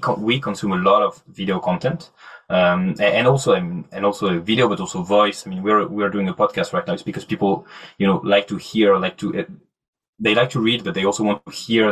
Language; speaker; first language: English; non-native, fluent; French